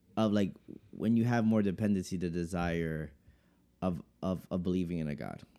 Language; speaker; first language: English; native; English